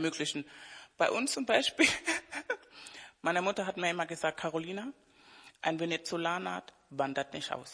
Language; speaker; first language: German; non-native, fluent; Spanish